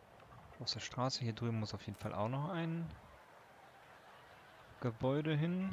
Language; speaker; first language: German; native; German